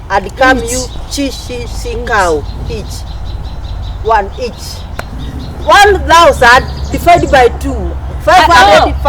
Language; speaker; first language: English; non-native, learner; Kikuyu